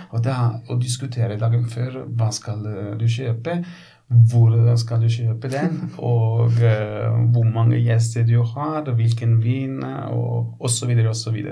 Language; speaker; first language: Norwegian; non-native, fluent; Italian